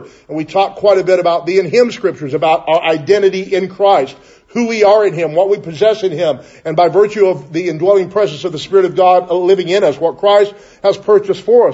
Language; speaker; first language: English; native; English